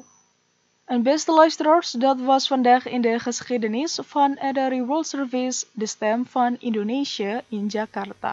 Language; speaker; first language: Dutch; non-native, fluent; Indonesian